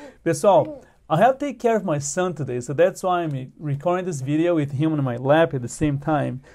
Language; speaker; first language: English; non-native, fluent; Portuguese